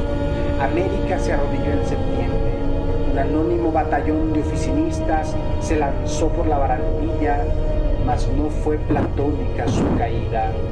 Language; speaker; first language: Spanish; native; Spanish